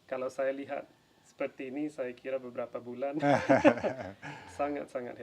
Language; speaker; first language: Indonesian; non-native, fluent; English